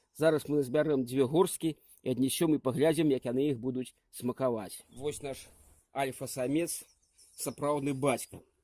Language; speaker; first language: Belarusian; native; Belarusian